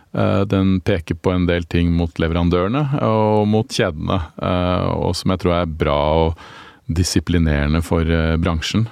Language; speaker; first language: Norwegian; native; Norwegian